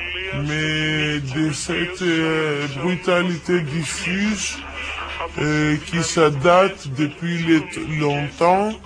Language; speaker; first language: French; non-native, fluent; Greek